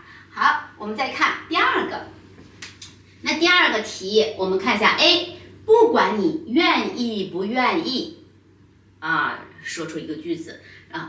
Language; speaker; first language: Chinese; native; Chinese